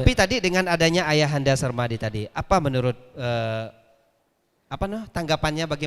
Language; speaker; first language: Malay; native; Malay